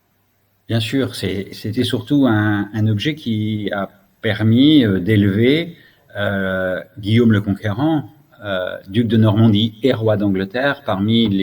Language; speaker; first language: French; native; French